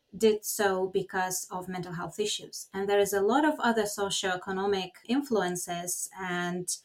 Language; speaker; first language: English; non-native, fluent; Lithuanian